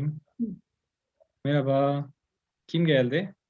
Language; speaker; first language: Turkish; non-native, fluent; Spanish